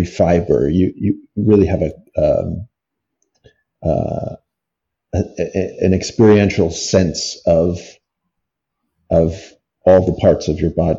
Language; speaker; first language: English; native; English